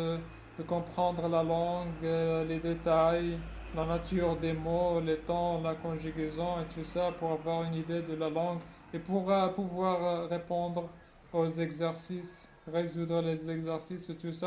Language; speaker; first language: French; non-native, local second language; Arabic